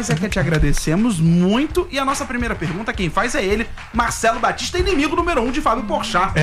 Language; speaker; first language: Portuguese; native; Portuguese